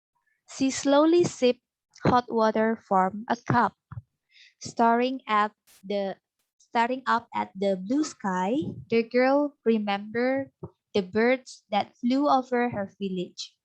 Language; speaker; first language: English; non-native, fluent; Indonesian